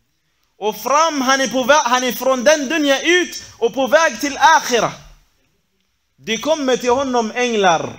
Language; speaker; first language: Swedish; non-native, fluent; Arabic